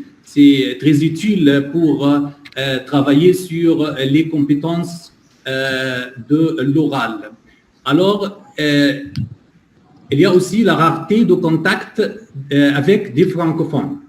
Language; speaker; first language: French; non-native, fluent; Arabic